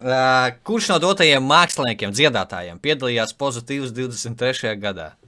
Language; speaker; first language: Latvian; native; Latvian